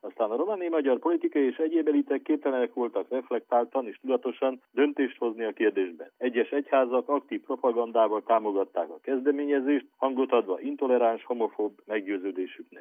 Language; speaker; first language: Hungarian; native; Hungarian